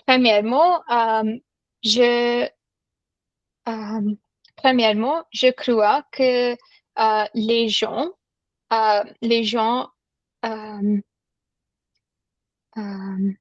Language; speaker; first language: French; non-native, learner; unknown